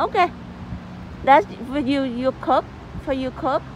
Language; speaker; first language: English; non-native, learner; Vietnamese